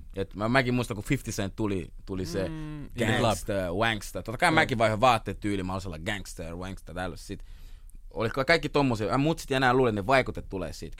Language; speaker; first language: Finnish; early bilingual, other home language; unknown